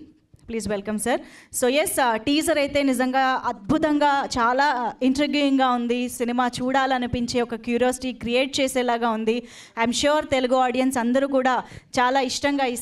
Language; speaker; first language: Telugu; native; Telugu